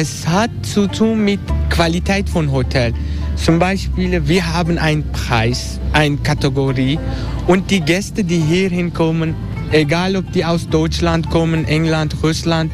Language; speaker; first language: German; non-native, fluent; Turkish